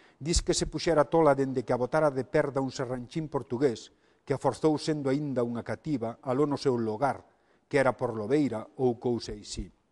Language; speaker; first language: Galician; native; Galician